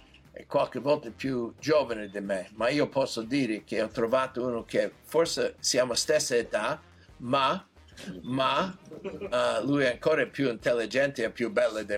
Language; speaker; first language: Italian; non-native, learner; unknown